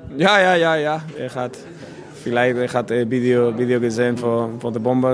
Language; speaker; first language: German; non-native, learner; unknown